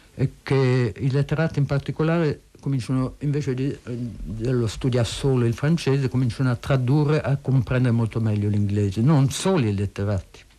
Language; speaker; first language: Italian; early bilingual, heritage; Italian